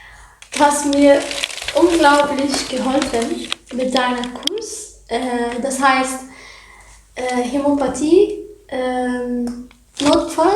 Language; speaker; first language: German; non-native, learner; Arabic